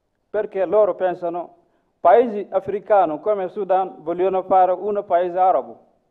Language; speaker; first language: Italian; non-native, learner; Masai